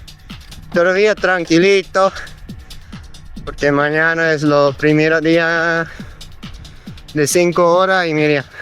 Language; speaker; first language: Spanish; non-native, learner; Dutch